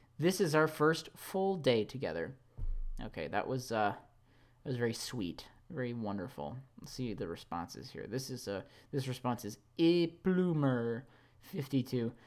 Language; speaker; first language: English; native; English